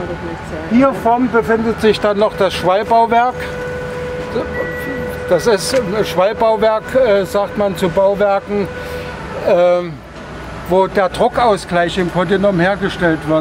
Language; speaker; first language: German; native; German